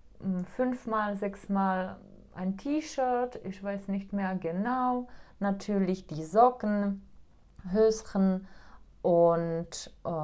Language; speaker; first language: German; non-native, fluent; Czech